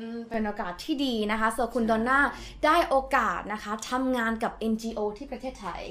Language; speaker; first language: Thai; native; Thai